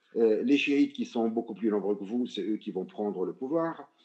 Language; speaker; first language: French; non-native, local second language; Arabic